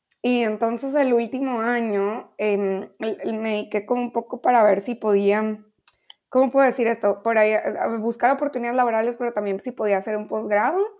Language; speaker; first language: Spanish; native; Spanish